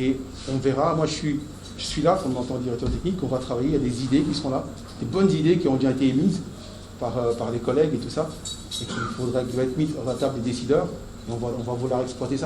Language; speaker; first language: French; native; French